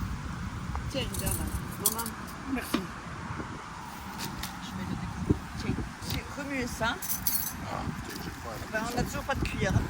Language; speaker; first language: French; native; French